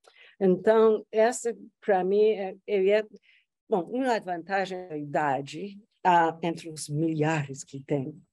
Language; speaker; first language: Portuguese; non-native, fluent; English